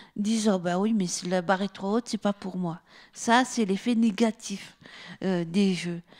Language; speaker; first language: French; native; French